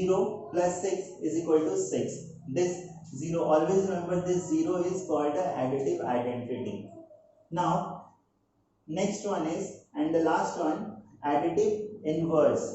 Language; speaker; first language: English; non-native, local second language; Hindi